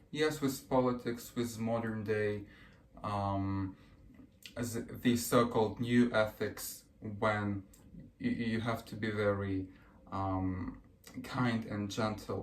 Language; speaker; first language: English; early bilingual, other home language; Russian